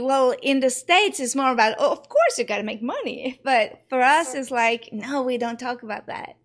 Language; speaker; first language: English; non-native, fluent; Norwegian